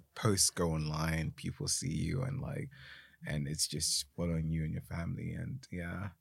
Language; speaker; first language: English; non-native, local second language; Akan